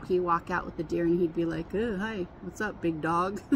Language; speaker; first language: English; native; English